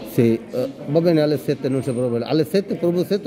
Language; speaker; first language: Italian; non-native, learner; Bangla